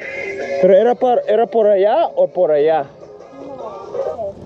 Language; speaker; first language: Spanish; non-native, fluent; English